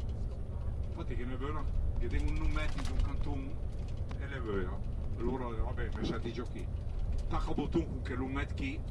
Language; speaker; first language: Italian; native; Italian